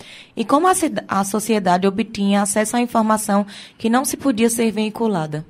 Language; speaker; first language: Portuguese; native; Portuguese